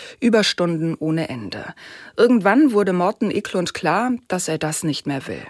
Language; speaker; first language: German; native; German